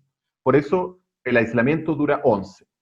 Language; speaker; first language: Spanish; native; Spanish